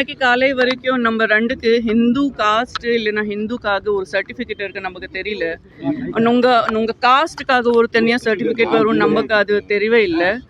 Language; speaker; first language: Tamil; non-native, local second language; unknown